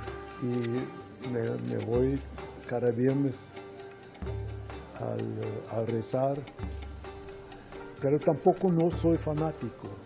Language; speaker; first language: Spanish; non-native, fluent; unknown